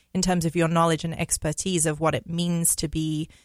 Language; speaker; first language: English; native; English